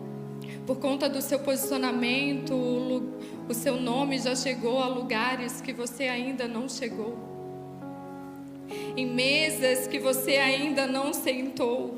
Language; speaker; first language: Portuguese; native; Portuguese